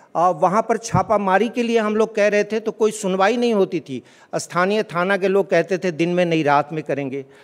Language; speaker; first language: Hindi; native; Hindi